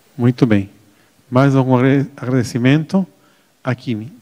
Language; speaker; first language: Portuguese; native; Portuguese